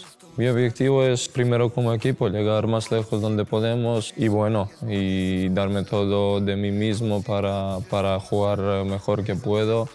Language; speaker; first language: Spanish; non-native, fluent; Serbian